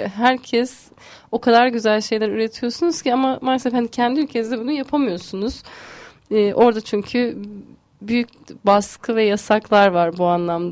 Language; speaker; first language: Turkish; native; Turkish